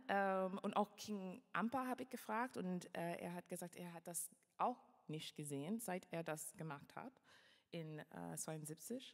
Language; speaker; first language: German; non-native, fluent; English